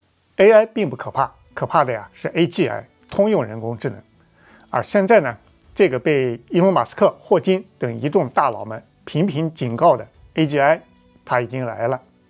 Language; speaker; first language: Chinese; native; Chinese